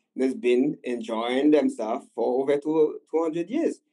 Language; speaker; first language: English; non-native, fluent; Haitian Creole